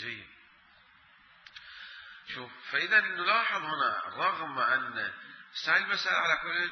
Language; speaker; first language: Arabic; native; Arabic